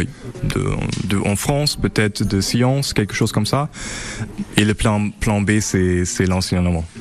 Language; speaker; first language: French; non-native, learner; German